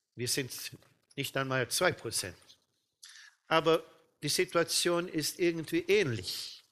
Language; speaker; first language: German; non-native, fluent; Swedish